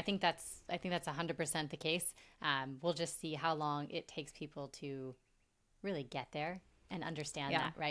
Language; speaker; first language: English; native; English